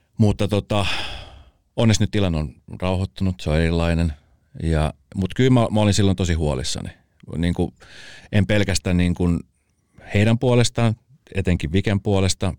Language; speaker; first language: Finnish; early bilingual, other home language; Spanish